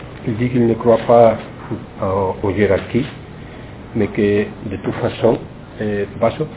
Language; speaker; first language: French; non-native, fluent; Spanish